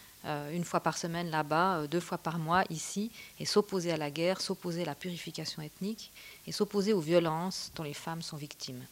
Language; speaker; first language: French; native; French